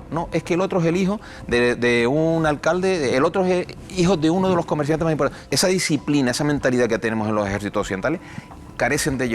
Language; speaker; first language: Spanish; native; Spanish